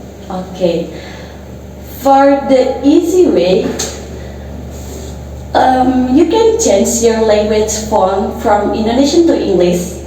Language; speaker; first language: English; non-native, learner; Indonesian